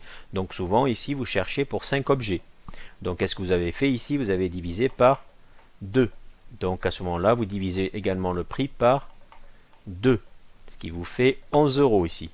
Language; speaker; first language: French; native; French